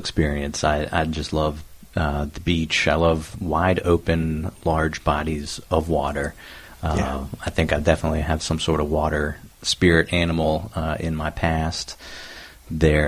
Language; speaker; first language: English; native; English